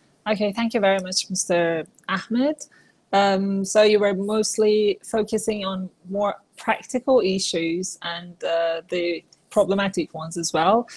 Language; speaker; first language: English; non-native, fluent; Persian